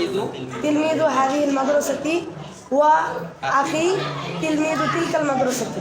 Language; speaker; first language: Arabic; non-native, learner; Bangla